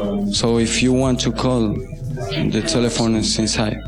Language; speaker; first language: English; non-native, learner; Spanish